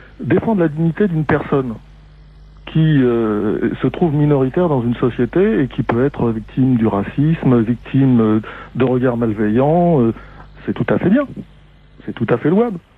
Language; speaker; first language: French; native; French